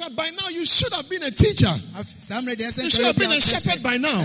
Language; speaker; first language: English; non-native, local second language; Akan